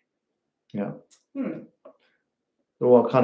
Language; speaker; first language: English; non-native, learner; Japanese